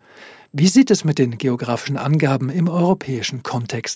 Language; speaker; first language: German; native; German